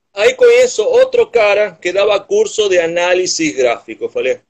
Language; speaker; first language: Portuguese; non-native, learner; Spanish